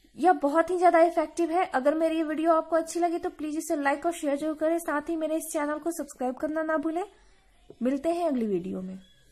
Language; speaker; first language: Hindi; native; Hindi